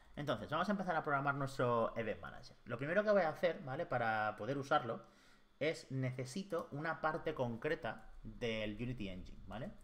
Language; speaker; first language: Spanish; native; Spanish